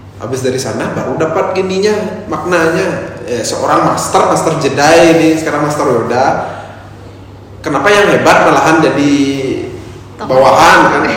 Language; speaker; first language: Indonesian; non-native, local second language; Balinese